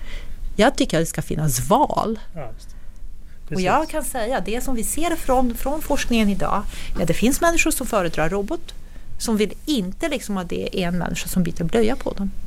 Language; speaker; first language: Swedish; non-native, fluent; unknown